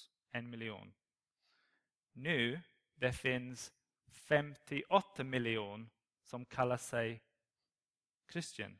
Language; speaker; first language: Swedish; non-native, learner; English